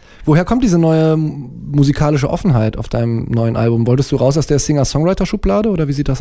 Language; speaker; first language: German; native; German